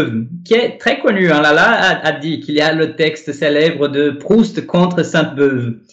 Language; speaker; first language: French; non-native, fluent; Portuguese